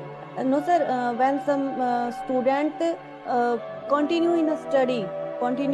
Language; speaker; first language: English; non-native, learner; Punjabi